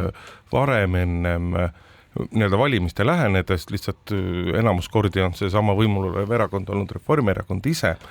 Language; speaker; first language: Estonian; native; Estonian